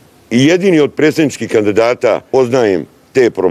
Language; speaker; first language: Croatian; native; Croatian